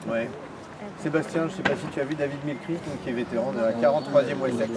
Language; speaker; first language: French; native; French